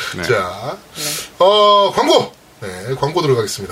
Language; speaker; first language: Korean; native; Korean